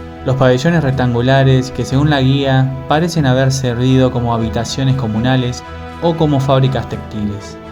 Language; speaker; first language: Spanish; native; Spanish